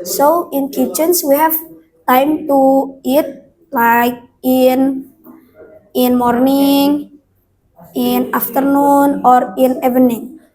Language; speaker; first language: English; non-native, learner; Indonesian